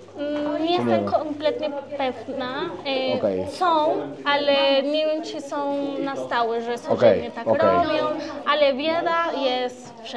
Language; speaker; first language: Polish; non-native, learner; Spanish